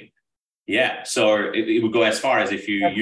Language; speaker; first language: English; non-native, local second language; Urdu